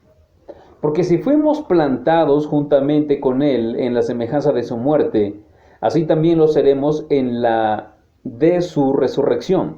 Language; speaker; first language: Spanish; native; Spanish